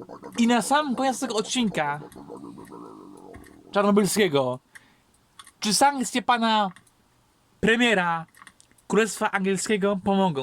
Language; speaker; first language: Polish; native; Polish